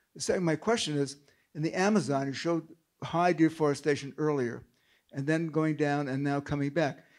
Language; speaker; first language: English; native; English